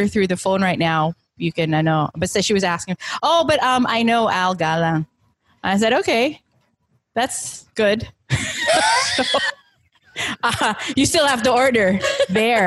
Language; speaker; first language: English; native; English